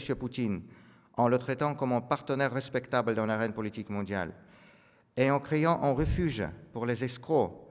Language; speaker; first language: French; non-native, fluent; Russian